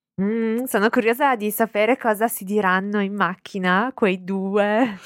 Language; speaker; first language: Italian; native; Italian